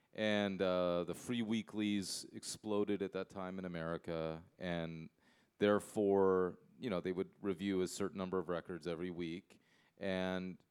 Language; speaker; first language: English; native; English